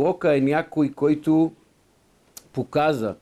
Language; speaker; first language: Bulgarian; non-native, fluent; Hebrew